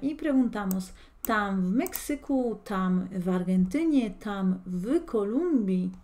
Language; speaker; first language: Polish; non-native, fluent; Spanish